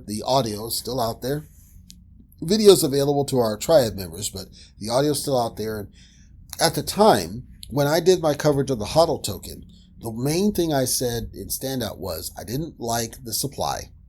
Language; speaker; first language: English; native; English